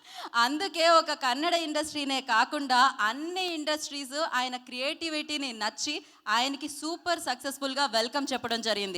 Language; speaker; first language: Telugu; native; Telugu